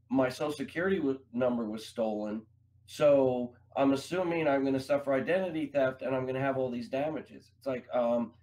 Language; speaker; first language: English; native; English